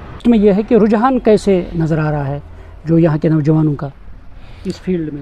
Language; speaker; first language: Hindi; non-native, local second language; Kashmiri